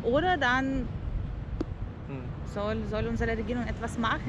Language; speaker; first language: German; non-native, learner; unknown